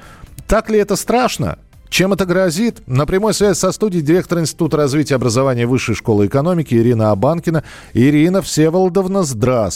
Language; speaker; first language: Russian; native; Russian